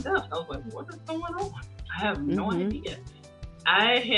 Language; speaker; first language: English; native; English